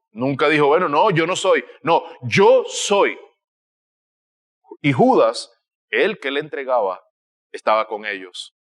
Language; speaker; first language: Spanish; native; Spanish